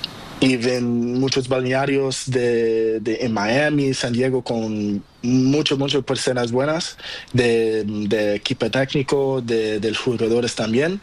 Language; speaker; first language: Spanish; non-native, learner; Portuguese